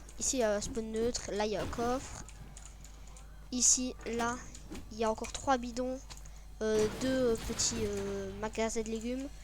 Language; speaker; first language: French; native; French